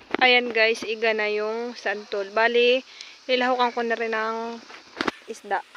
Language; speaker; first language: Filipino; native; Filipino